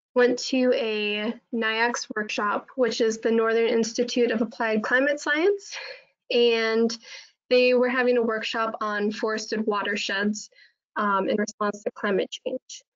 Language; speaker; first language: English; native; English